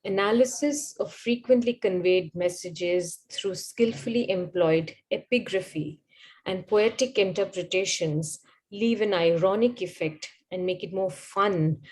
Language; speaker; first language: English; non-native, local second language; Marathi